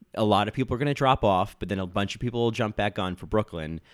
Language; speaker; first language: English; native; English